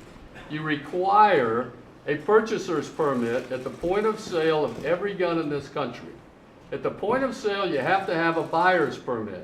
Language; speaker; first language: English; native; English